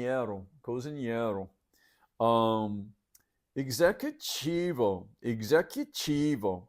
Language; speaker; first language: Portuguese; non-native, learner; English